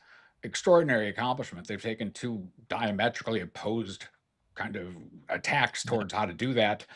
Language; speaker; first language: English; native; English